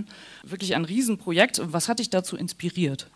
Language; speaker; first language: German; native; German